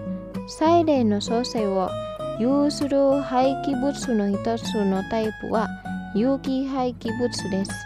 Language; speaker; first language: Japanese; non-native, fluent; Indonesian